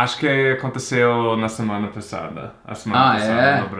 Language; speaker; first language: Portuguese; non-native, fluent; English